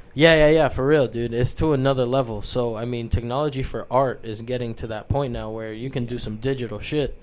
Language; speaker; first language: English; early bilingual, other home language; Spanish